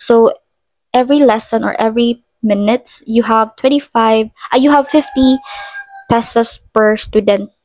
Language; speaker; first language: English; non-native, local second language; Filipino